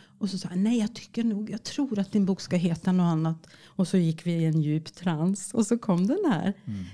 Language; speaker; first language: Swedish; native; Swedish